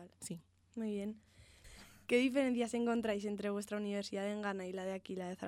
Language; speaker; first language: Spanish; native; Spanish